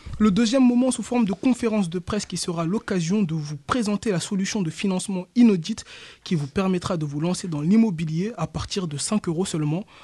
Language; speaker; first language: French; early bilingual, other home language; Bambara